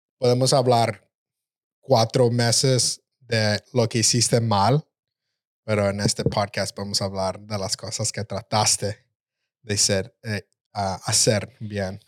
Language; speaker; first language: Spanish; early bilingual, heritage; Spanish